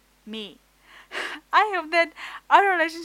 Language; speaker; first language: English; non-native, fluent; Czech